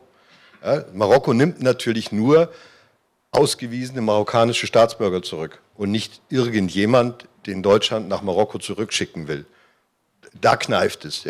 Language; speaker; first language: German; native; German